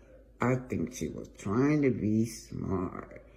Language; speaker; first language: English; native; English